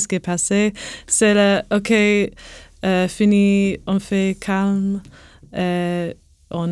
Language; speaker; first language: French; non-native, learner; English